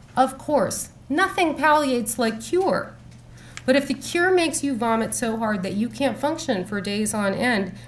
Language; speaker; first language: English; native; English